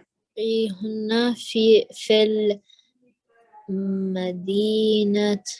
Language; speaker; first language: Arabic; non-native, learner; English